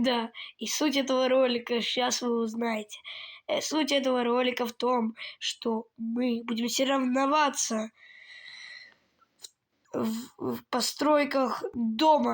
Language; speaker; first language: Russian; native; Russian